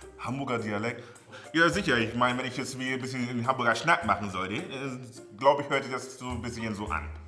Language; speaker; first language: German; early bilingual, other home language; Akan